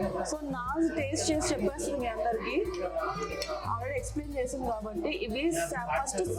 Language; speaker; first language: Telugu; native; Telugu